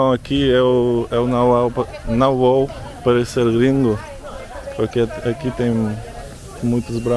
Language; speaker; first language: Portuguese; non-native, learner; Russian